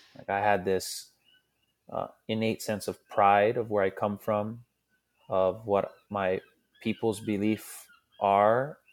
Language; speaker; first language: English; native; English